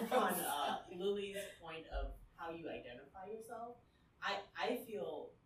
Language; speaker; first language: English; early bilingual, other home language; Vietnamese